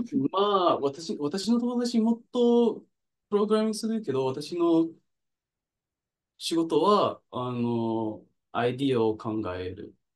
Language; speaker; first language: Japanese; non-native, learner; English